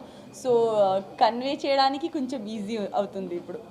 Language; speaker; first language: Telugu; non-native, local second language; Gujarati